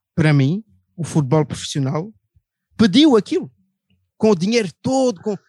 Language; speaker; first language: Portuguese; non-native, fluent; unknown